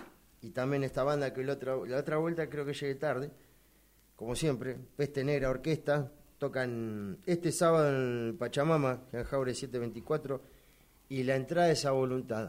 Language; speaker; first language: Spanish; native; Spanish